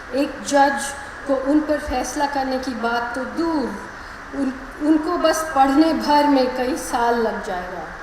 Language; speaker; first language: Hindi; non-native, local second language; Malayalam